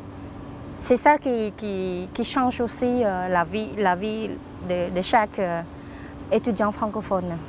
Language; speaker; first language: French; non-native, fluent; Khmer